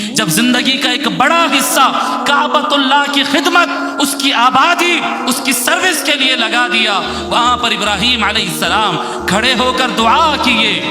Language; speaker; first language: Urdu; native; Urdu